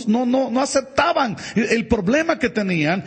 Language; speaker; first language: Spanish; native; Spanish